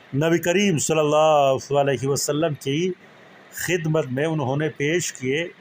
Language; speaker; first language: Urdu; non-native, local second language; Pashto